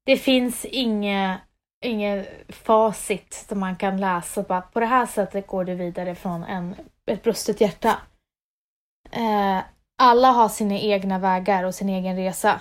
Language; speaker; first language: Swedish; native; Swedish